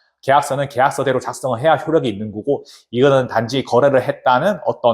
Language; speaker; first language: Korean; native; Korean